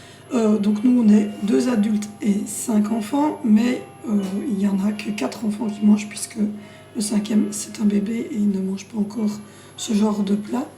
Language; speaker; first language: French; native; French